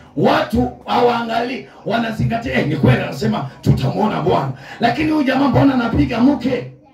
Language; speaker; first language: Swahili; native; Swahili